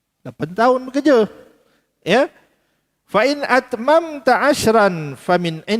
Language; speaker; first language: Malay; native; Malay